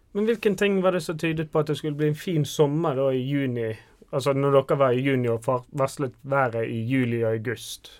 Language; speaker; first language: Norwegian; native; Norwegian